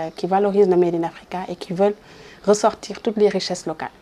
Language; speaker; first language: French; non-native, local second language; Wolof